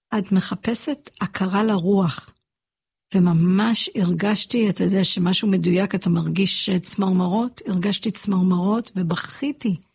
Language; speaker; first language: Hebrew; early bilingual, other home language; English